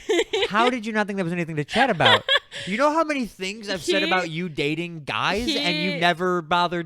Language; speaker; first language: English; native; English